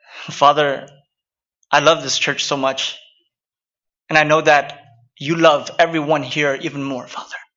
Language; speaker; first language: English; early bilingual, other home language; Vietnamese